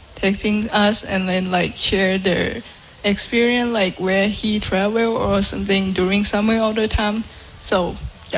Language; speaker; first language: English; non-native, fluent; Thai